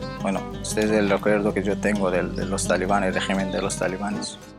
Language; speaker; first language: Spanish; non-native, fluent; Persian